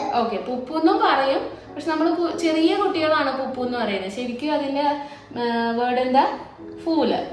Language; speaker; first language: Malayalam; non-native, local second language; Konkani